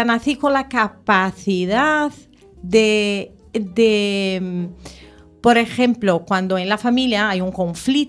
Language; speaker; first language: Spanish; native; Spanish